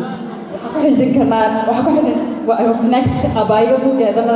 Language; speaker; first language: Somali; early bilingual, heritage; Somali